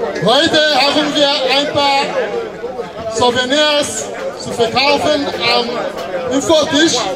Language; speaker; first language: German; non-native, fluent; Igbo